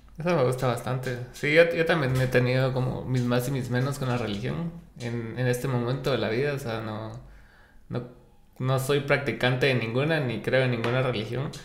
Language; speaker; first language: Spanish; native; Spanish